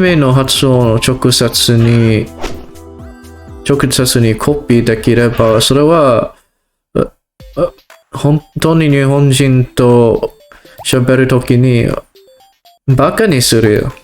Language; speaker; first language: Japanese; non-native, learner; English